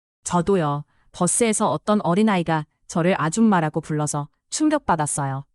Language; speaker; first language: Korean; non-native, fluent; Chinese